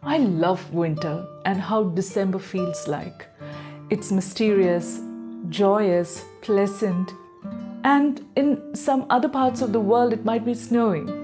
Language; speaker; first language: English; non-native, local second language; Malayalam